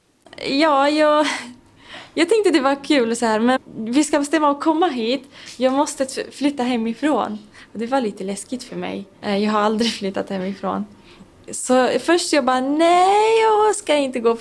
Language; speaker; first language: Swedish; non-native, local second language; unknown